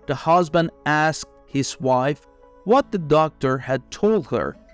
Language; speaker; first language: English; non-native, fluent; Persian